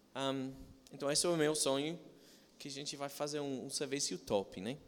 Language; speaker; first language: Portuguese; non-native, fluent; English